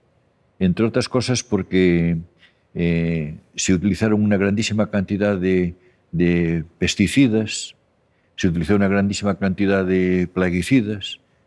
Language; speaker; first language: Spanish; native; Spanish